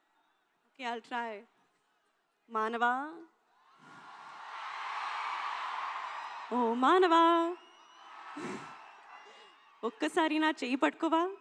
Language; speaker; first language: Telugu; non-native, learner; Hindi